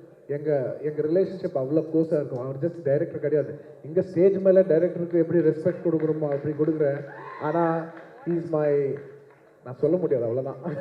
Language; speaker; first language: Tamil; non-native, local second language; Telugu